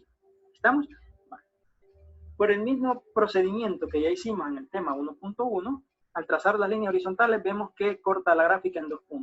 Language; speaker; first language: Spanish; native; Spanish